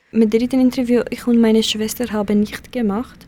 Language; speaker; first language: German; non-native, learner; Kurdish